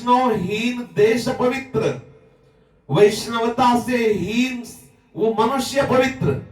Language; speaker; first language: Hindi; native; Hindi